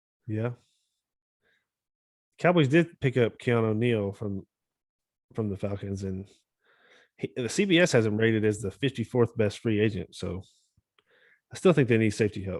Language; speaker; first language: English; native; English